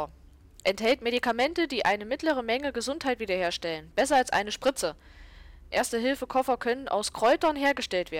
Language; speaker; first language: German; native; German